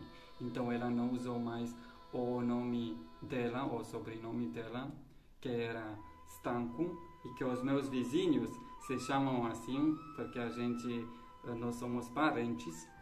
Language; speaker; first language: Portuguese; non-native, fluent; Romanian